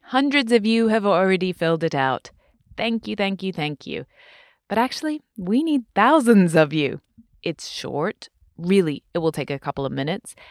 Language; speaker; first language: English; native; English